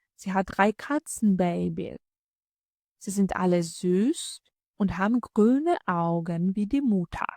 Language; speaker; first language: German; non-native, fluent; Ukrainian